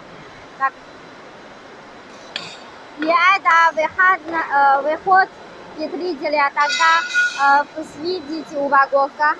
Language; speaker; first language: Russian; non-native, learner; Chinese